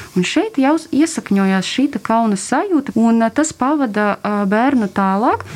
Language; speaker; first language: Latvian; non-native, local second language; Russian